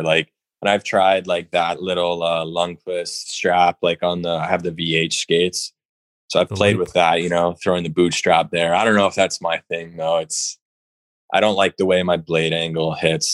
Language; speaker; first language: English; native; English